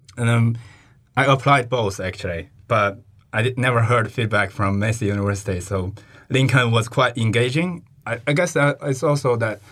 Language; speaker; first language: English; non-native, fluent; Chinese